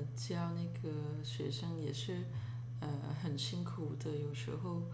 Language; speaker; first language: Chinese; early bilingual, other home language; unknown